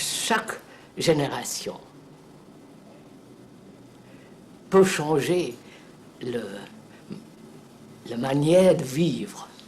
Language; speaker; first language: French; non-native, fluent; Telugu